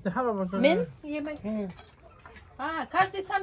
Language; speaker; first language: Russian; native; Russian